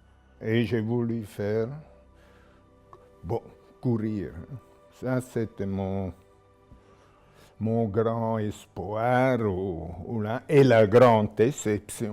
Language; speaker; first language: French; non-native, local second language; German